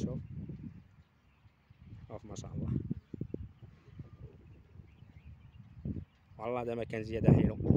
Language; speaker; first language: Arabic; non-native, learner; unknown